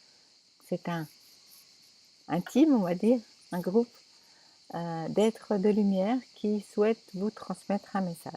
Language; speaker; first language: French; native; French